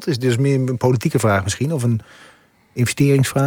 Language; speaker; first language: Dutch; native; Dutch